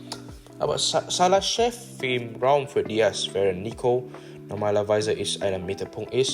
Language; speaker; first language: German; non-native, learner; English